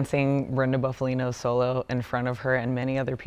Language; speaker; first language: English; native; English